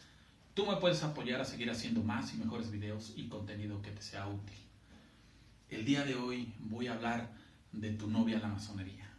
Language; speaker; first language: Spanish; native; Spanish